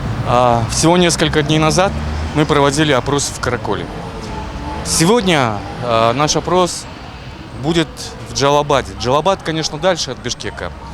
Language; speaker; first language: Russian; native; Russian